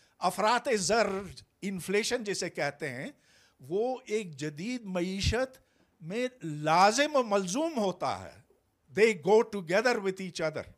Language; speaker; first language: Urdu; native; Urdu